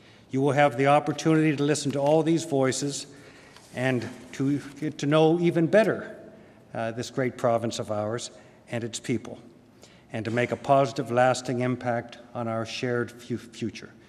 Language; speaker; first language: English; native; English